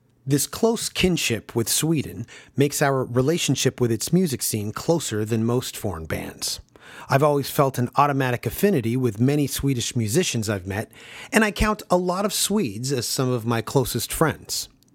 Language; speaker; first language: English; native; English